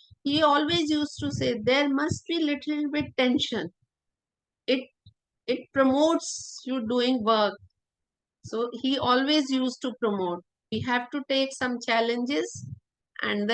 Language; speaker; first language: English; non-native, local second language; Hindi